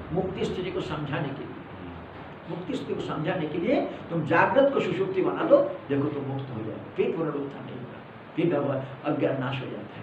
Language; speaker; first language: Hindi; non-native, local second language; Malayalam